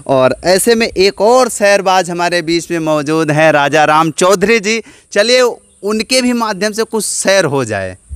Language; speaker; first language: Hindi; native; Hindi